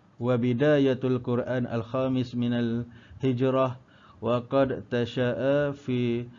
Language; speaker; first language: Arabic; non-native, learner; Malay